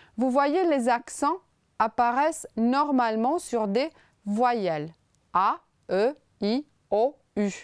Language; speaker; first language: French; non-native, fluent; Romanian